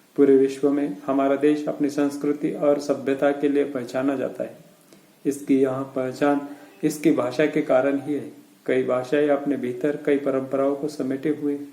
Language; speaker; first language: Hindi; non-native, local second language; Marathi